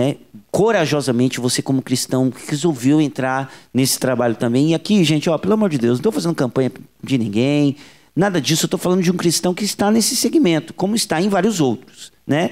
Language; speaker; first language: Portuguese; native; Portuguese